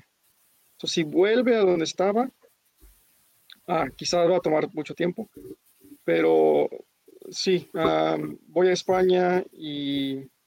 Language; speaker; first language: Spanish; early bilingual, heritage; English